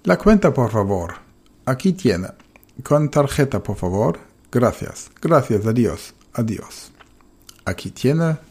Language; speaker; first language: Spanish; non-native, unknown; German